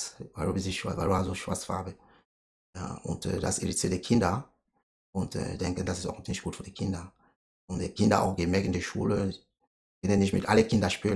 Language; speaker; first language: German; non-native, learner; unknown